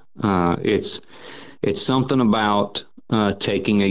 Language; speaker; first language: English; native; English